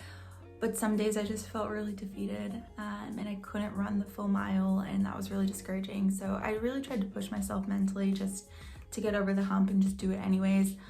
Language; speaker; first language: English; native; English